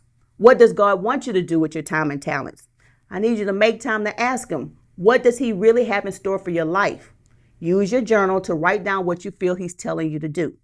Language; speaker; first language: English; native; English